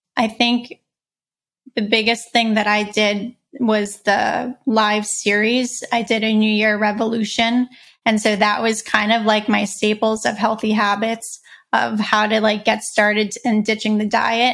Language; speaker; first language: English; native; English